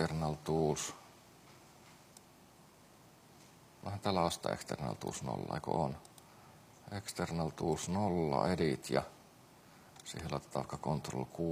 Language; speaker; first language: Finnish; native; Finnish